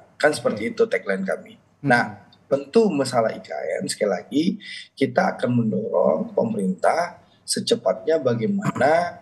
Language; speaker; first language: Indonesian; native; Indonesian